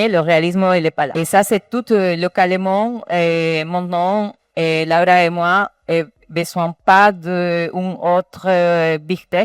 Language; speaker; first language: French; non-native, learner; Spanish